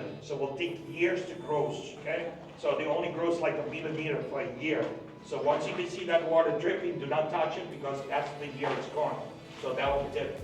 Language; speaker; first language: English; non-native, fluent; Papiamento